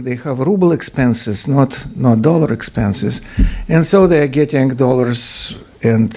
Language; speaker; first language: English; non-native, fluent; Russian